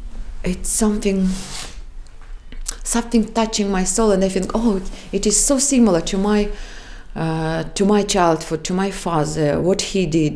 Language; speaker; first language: English; non-native, fluent; Kyrgyz